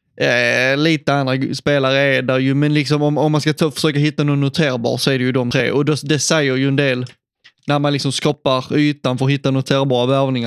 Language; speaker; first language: Swedish; native; Swedish